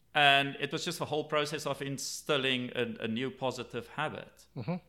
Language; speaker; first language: English; native; English